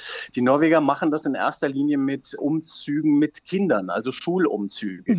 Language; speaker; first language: German; native; German